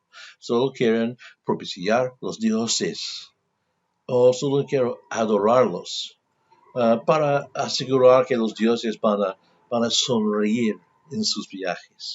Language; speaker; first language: Spanish; non-native, fluent; English